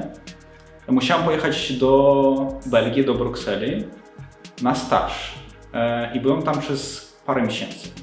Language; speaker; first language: Polish; non-native, fluent; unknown